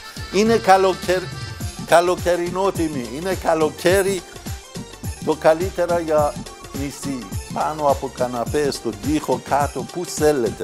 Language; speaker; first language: Greek; non-native, fluent; Persian